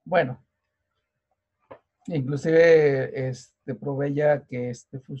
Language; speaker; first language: Spanish; native; Spanish